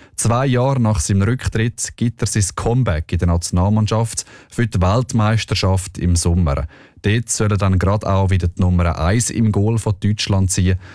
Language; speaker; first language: German; native; German